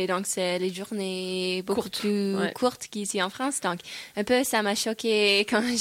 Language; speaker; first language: French; non-native, learner; English